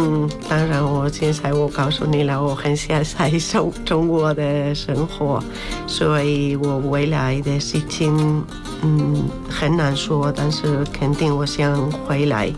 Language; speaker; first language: Chinese; non-native, fluent; Spanish